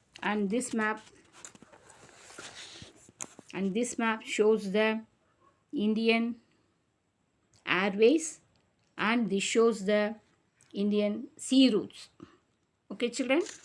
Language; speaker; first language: English; non-native, local second language; Tamil